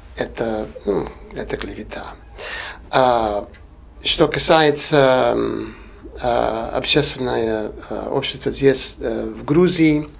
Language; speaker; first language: Russian; non-native, fluent; English